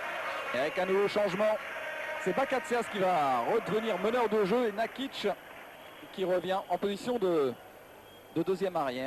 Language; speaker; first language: French; native; French